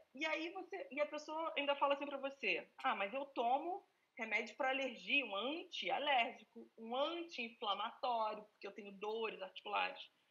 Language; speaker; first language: Portuguese; native; Portuguese